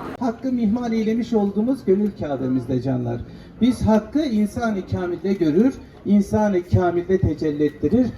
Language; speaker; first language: Turkish; non-native, local second language; Zaza